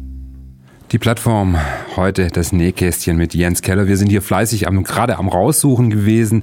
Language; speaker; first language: German; native; German